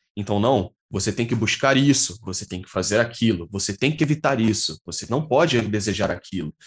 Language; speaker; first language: Portuguese; native; Portuguese